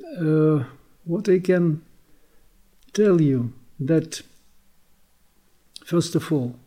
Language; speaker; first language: English; non-native, learner; Ukrainian